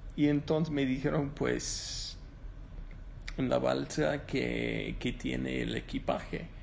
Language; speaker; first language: Spanish; non-native, learner; English